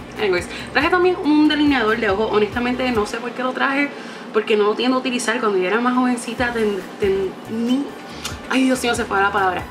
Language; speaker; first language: Spanish; native; Spanish